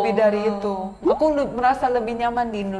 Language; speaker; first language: Indonesian; early bilingual, other home language; Korean